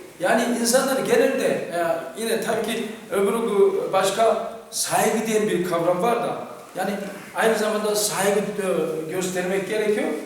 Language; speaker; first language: Turkish; non-native, fluent; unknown